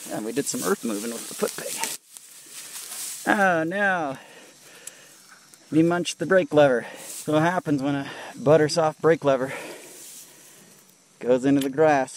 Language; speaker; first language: English; native; English